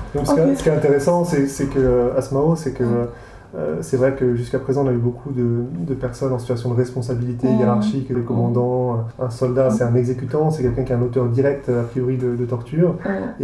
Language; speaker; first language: French; native; French